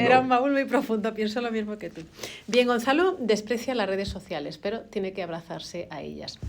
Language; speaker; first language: Spanish; native; Spanish